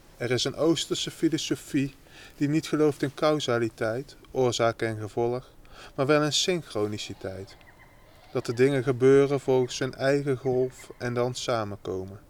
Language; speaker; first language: Dutch; native; Dutch